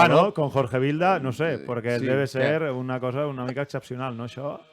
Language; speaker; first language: Catalan; native; Catalan